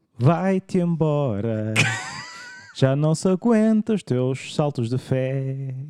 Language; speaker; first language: Portuguese; native; Portuguese